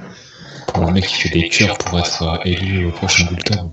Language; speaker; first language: French; native; French